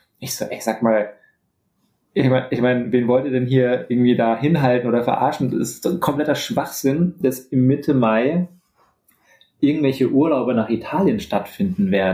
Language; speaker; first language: German; native; German